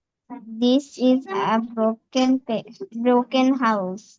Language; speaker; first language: English; non-native, learner; Bangla